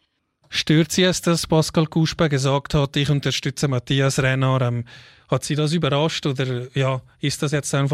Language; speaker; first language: German; native; German